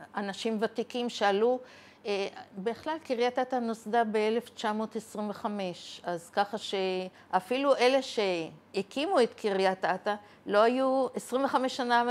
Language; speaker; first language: Hebrew; early bilingual, other home language; Arabic